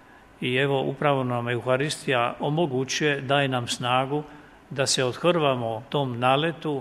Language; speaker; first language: Croatian; native; Croatian